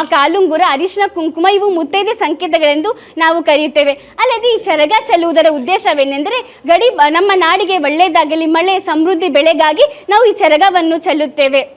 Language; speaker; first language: Kannada; native; Kannada